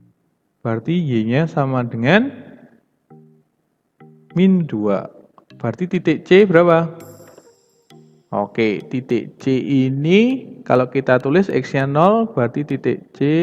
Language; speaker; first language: Indonesian; native; Indonesian